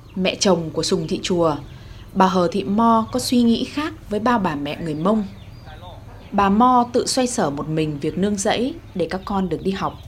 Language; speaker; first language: Vietnamese; native; Vietnamese